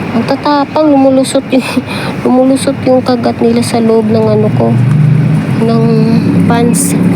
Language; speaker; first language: Filipino; non-native, local second language; Cebuano